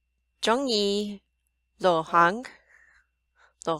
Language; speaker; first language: Cantonese; non-native, learner; English